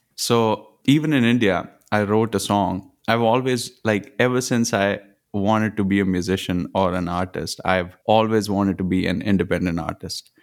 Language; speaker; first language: English; non-native, local second language; Punjabi